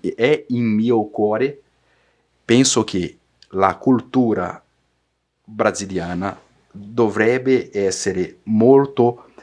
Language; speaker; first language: Italian; non-native, learner; Portuguese